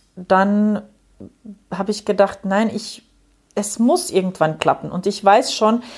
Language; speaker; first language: German; non-native, fluent; Finnish